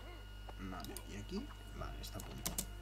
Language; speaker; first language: Spanish; native; Spanish